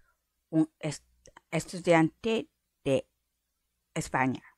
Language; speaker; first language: Spanish; non-native, learner; Japanese